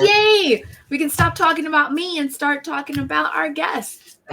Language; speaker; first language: English; native; English